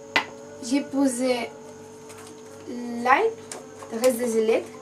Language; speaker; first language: French; non-native, learner; Catalan